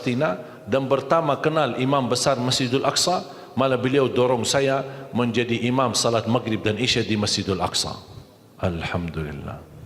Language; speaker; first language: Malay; non-native, fluent; Arabic